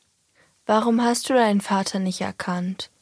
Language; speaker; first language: German; native; German